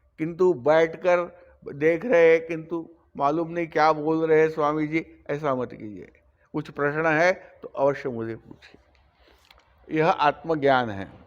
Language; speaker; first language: Hindi; non-native, local second language; Marathi